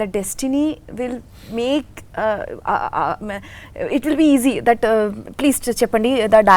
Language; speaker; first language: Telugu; non-native, learner; Bangla